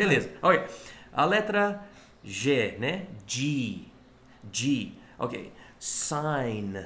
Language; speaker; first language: Portuguese; non-native, fluent; English